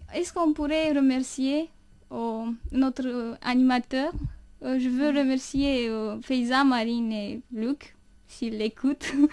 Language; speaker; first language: French; non-native, fluent; Romanian